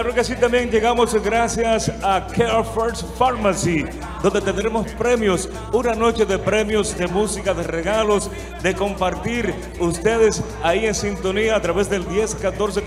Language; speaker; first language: Spanish; native; Spanish